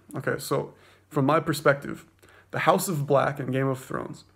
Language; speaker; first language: English; native; English